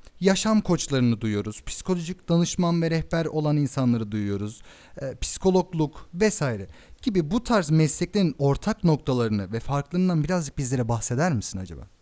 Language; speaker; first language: Turkish; early bilingual, heritage; Turkish